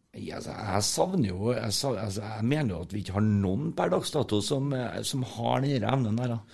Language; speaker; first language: Norwegian; native; Norwegian